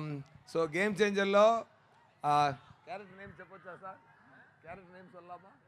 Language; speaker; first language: Telugu; non-native, fluent; Tamil